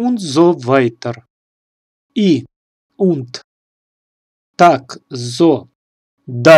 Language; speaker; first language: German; non-native, learner; Russian